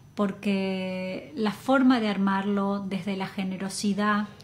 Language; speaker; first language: Spanish; native; Spanish